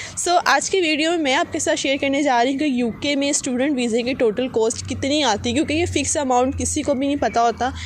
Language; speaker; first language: Urdu; non-native, local second language; Punjabi